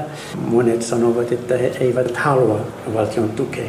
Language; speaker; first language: Finnish; non-native, fluent; Arabic